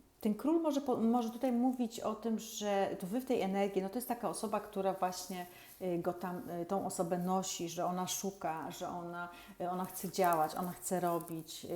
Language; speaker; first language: Polish; native; Polish